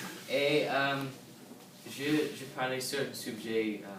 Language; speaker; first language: French; non-native, learner; English